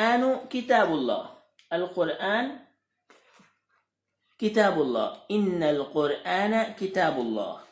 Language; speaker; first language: Arabic; non-native, fluent; Urdu